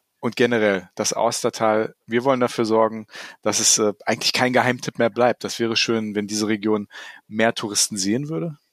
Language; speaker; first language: German; native; German